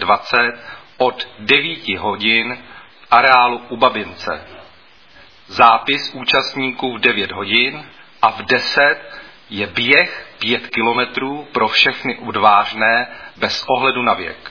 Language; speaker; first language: Czech; native; Czech